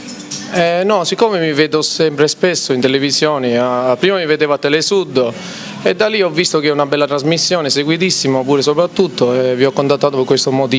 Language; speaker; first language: Italian; native; Italian